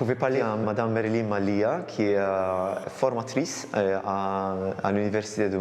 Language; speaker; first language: French; non-native, fluent; Maltese